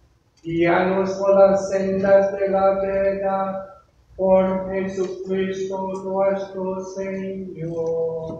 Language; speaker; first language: Spanish; non-native, learner; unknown